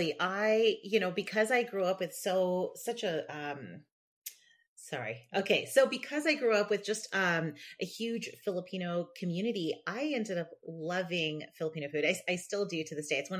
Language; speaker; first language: English; early bilingual, other home language; Spanish